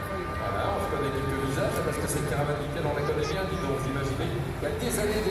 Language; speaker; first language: French; native; French